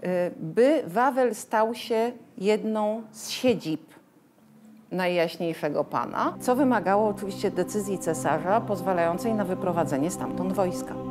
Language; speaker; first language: Polish; native; Polish